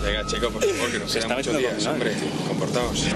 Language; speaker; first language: Spanish; native; Spanish